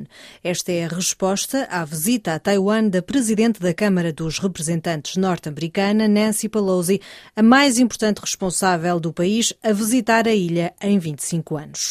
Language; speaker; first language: Portuguese; native; Portuguese